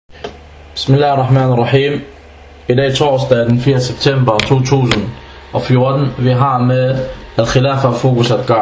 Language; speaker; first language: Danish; early bilingual, other home language; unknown